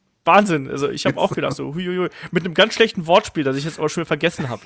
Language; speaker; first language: German; native; German